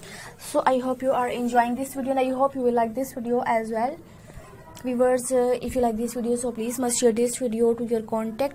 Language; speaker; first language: English; non-native, local second language; Urdu